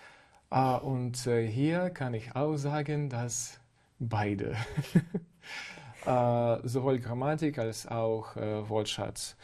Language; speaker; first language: German; non-native, fluent; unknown